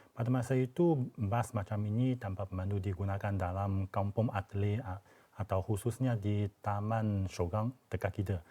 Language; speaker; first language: Malay; non-native, fluent; Chinese